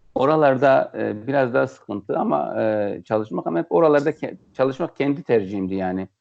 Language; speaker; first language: Turkish; native; Turkish